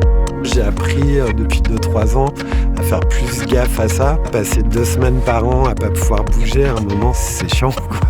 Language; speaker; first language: French; native; French